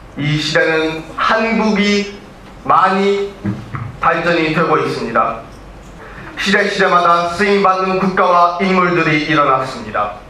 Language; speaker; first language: Korean; early bilingual, heritage; Korean